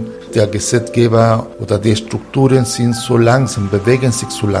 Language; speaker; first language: German; non-native, fluent; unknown